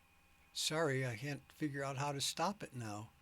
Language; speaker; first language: English; native; English